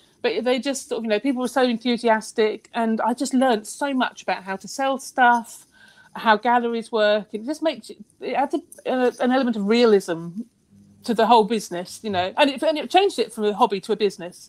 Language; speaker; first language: English; native; English